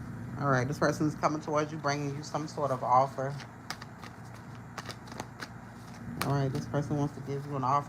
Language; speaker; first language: English; native; English